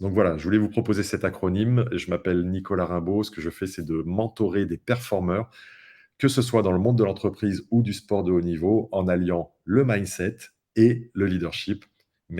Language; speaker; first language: French; native; French